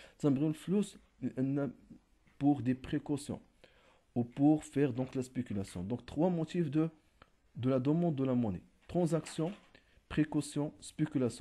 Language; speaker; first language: French; non-native, local second language; Arabic